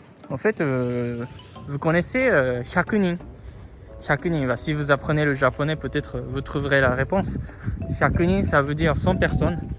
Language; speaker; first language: French; non-native, fluent; Japanese